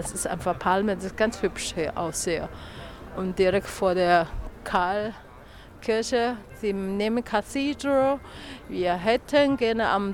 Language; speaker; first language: German; non-native, learner; Chinese